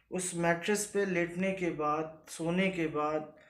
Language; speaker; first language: Hindi; native; Hindi